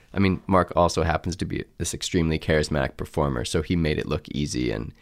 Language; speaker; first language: English; native; English